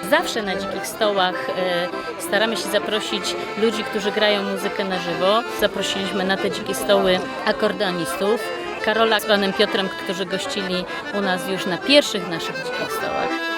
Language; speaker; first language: Polish; native; Polish